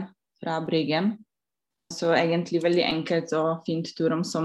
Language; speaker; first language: Norwegian; non-native, fluent; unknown